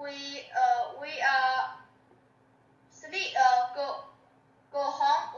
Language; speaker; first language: English; non-native, learner; Chinese